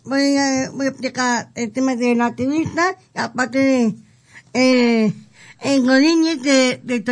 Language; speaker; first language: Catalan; non-native, learner; Spanish